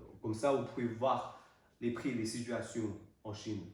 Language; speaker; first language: French; non-native, learner; Chinese